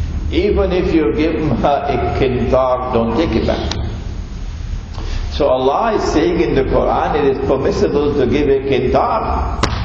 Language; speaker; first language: English; native; English